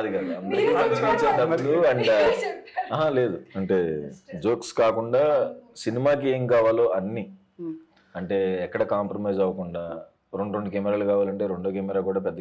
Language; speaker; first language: Telugu; native; Telugu